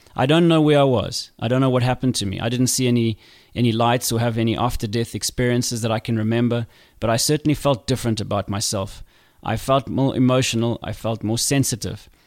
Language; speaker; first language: English; native; English